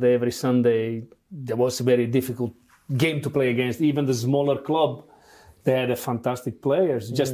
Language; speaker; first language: English; non-native, fluent; Italian